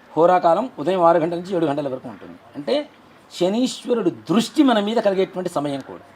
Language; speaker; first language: Telugu; native; Telugu